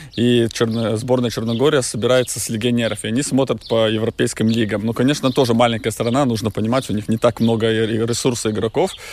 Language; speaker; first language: Russian; non-native, local second language; Latvian